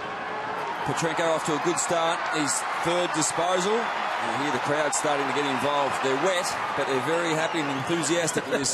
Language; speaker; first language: English; native; English